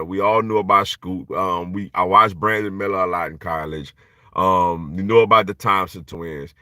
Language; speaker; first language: English; native; English